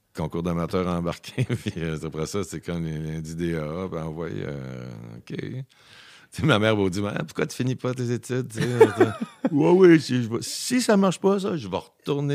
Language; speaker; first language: French; native; French